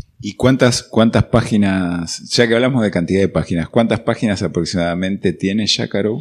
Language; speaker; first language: Spanish; native; Spanish